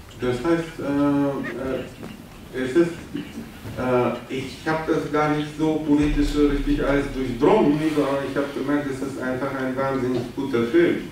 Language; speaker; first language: German; non-native, fluent; Bulgarian